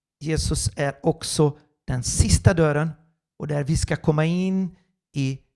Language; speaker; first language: Swedish; non-native, fluent; Portuguese